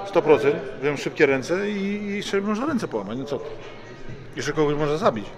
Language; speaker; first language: Polish; native; Polish